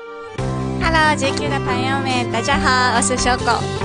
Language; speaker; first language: Chinese; non-native, fluent; Japanese